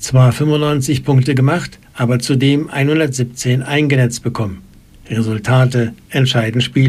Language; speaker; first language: German; native; German